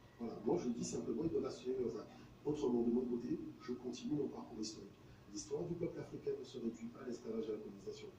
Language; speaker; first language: French; native; French